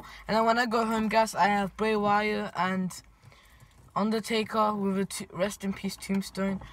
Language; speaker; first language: English; native; English